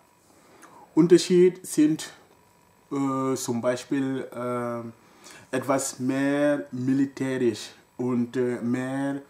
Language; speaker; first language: German; non-native, local second language; French